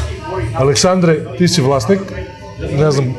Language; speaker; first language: Serbian; native; Serbian